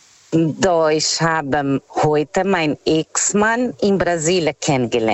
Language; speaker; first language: German; non-native, fluent; Portuguese